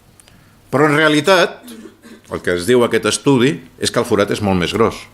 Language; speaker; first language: Catalan; native; Catalan